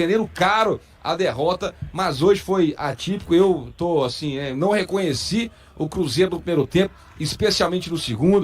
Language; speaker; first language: Portuguese; native; Portuguese